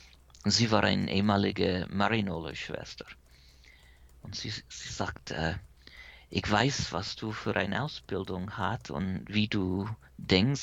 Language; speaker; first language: German; early bilingual, heritage; English